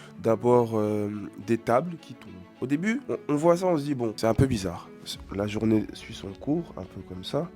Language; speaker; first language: French; native; French